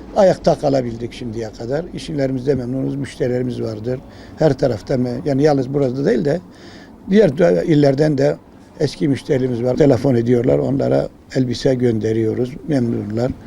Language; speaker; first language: Turkish; native; Turkish